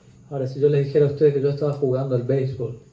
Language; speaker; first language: Spanish; native; Spanish